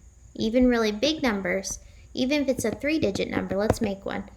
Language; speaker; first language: English; native; English